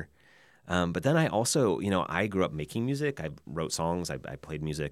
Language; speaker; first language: English; native; English